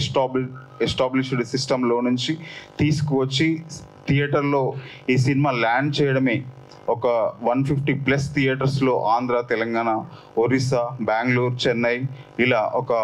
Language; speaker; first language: Telugu; native; Telugu